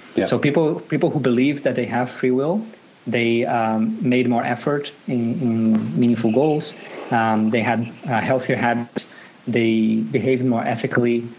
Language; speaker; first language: English; non-native, fluent; Portuguese